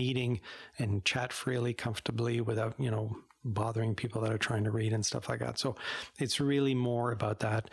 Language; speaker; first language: English; native; English